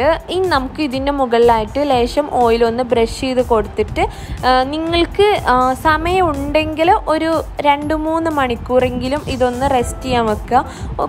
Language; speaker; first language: Malayalam; native; Malayalam